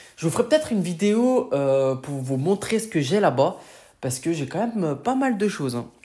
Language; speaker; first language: French; native; French